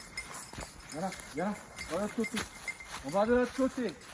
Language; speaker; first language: French; native; French